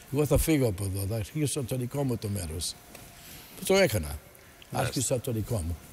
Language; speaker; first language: Greek; early bilingual, heritage; Greek